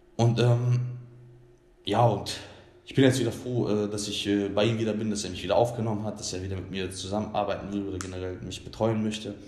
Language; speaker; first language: German; early bilingual, other home language; Bosnian